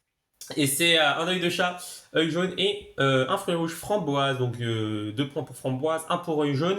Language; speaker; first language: French; native; French